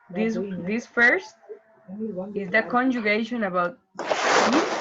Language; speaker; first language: English; non-native, learner; Spanish